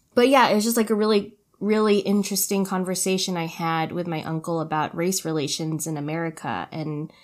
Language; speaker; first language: English; early bilingual, other home language; Filipino